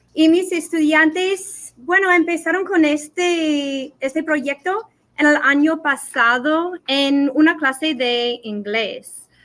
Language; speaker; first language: Spanish; non-native, fluent; English